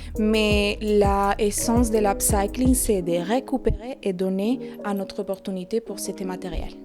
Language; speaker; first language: French; non-native, fluent; Spanish